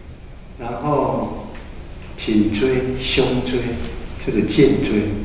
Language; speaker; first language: Chinese; native; Chinese